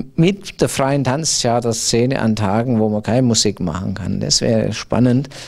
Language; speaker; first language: German; native; German